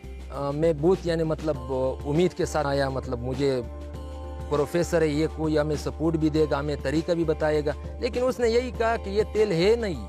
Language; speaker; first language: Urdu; non-native, local second language; Pashto